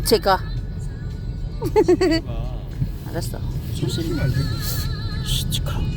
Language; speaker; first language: Korean; non-native, learner; Filipino